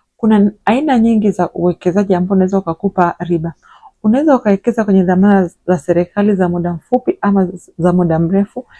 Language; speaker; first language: Swahili; native; Swahili